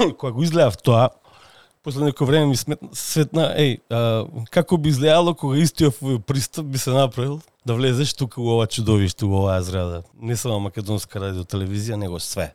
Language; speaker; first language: Macedonian; native; Macedonian